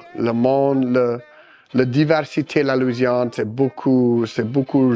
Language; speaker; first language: French; early bilingual, heritage; French